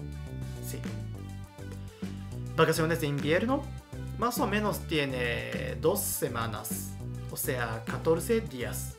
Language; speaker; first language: Spanish; non-native, fluent; Japanese